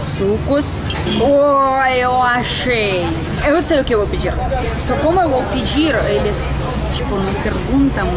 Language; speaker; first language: Portuguese; non-native, learner; Russian